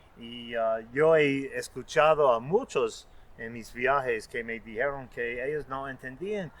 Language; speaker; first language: Spanish; non-native, fluent; English